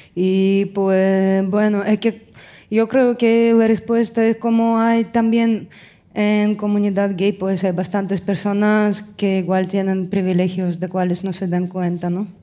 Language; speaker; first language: Spanish; non-native, fluent; Russian